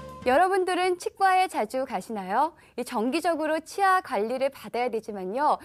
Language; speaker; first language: Korean; native; Korean